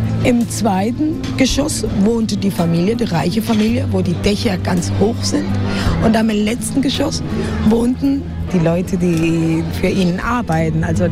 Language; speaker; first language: German; non-native, fluent; Spanish